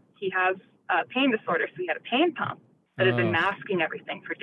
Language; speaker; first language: English; native; English